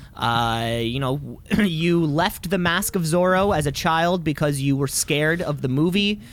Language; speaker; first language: English; native; English